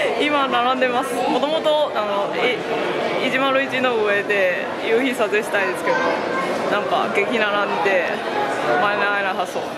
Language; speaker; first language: Japanese; non-native, fluent; Chinese